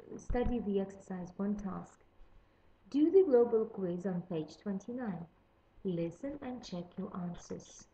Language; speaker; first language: English; non-native, fluent; Lithuanian